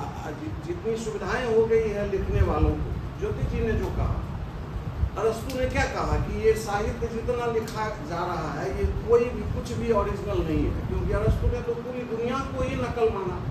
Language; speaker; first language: Hindi; native; Hindi